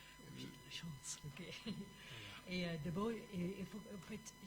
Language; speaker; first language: French; non-native, fluent; English